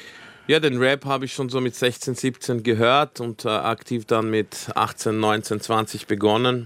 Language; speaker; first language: German; early bilingual, other home language; Croatian